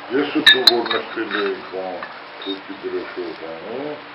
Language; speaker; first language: Russian; non-native, fluent; Armenian